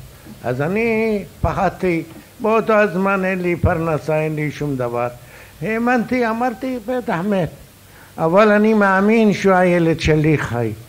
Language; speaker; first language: Hebrew; non-native, fluent; Arabic